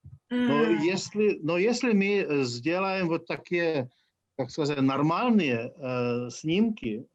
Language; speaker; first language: Russian; non-native, fluent; Czech